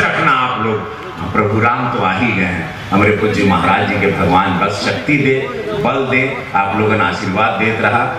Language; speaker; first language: Hindi; native; Hindi